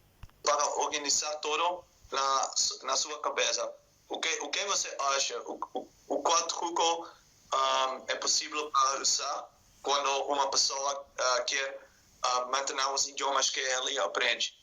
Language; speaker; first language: Portuguese; non-native, learner; Spanish